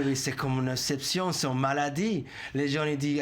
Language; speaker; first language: French; non-native, fluent; English